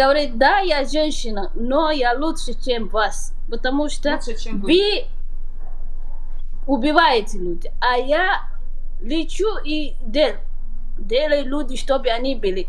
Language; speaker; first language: Russian; non-native, learner; Somali